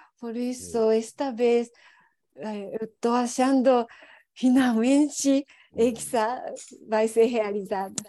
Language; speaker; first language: Portuguese; non-native, learner; Japanese